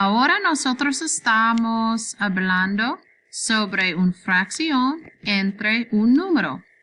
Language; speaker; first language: Spanish; non-native, learner; English